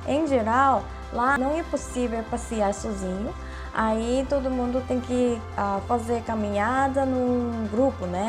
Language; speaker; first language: Portuguese; non-native, fluent; Korean